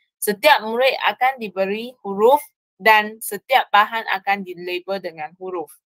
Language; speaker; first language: Malay; non-native, local second language; Chinese